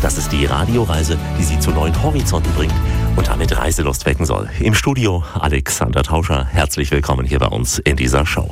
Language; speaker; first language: German; native; German